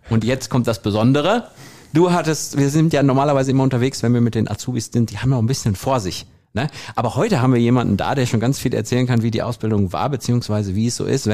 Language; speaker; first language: German; native; German